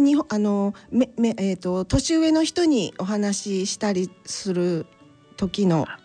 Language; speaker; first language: Japanese; native; Japanese